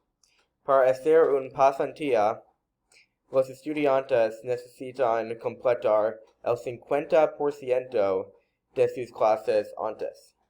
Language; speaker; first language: Spanish; non-native, learner; English